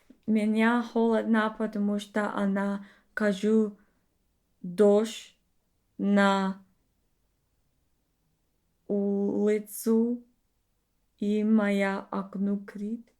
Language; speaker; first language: Russian; non-native, learner; English